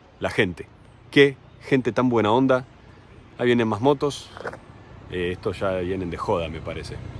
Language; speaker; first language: Spanish; native; Spanish